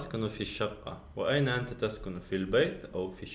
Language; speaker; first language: Arabic; non-native, learner; Chechen